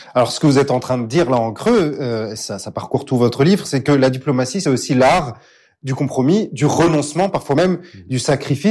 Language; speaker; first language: French; native; French